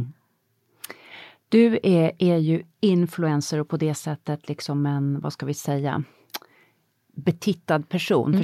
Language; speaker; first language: Swedish; native; Swedish